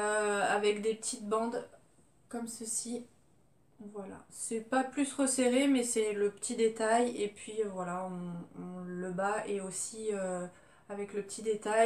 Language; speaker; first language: French; native; French